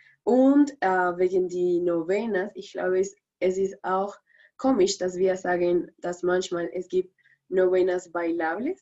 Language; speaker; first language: German; non-native, learner; Spanish